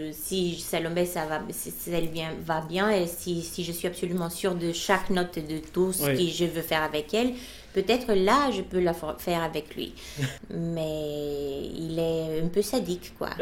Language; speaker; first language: French; non-native, fluent; Bulgarian